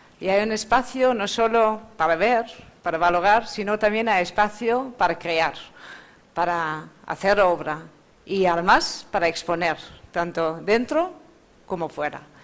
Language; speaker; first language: Spanish; non-native, fluent; Dutch